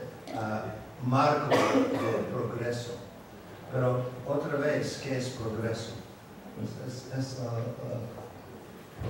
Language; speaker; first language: Spanish; non-native, fluent; English